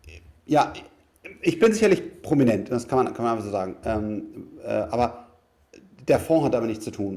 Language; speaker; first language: German; native; German